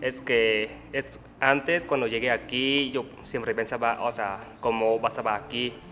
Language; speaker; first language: Spanish; non-native, learner; Vietnamese